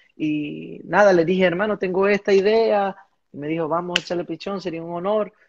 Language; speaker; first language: Spanish; native; Spanish